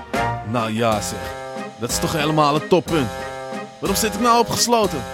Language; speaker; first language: Dutch; native; Dutch